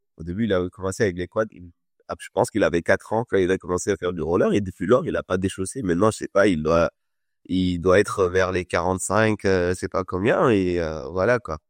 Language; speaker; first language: French; non-native, local second language; Wolof